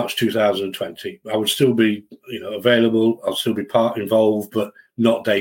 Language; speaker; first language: English; native; English